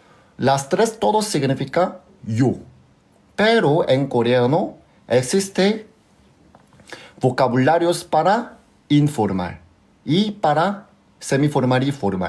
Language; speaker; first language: Spanish; non-native, fluent; Korean